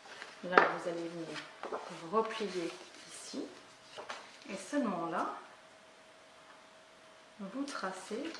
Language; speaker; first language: French; native; French